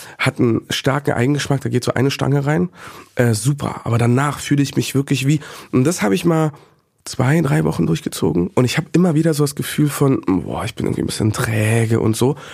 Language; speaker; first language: German; early bilingual, other home language; Bosnian